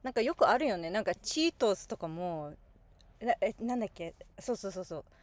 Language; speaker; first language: Japanese; non-native, fluent; English